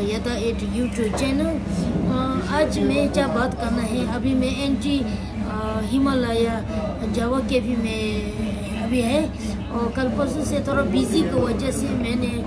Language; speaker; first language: Hindi; non-native, local second language; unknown